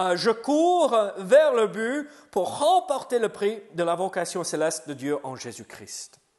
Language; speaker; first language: French; native; French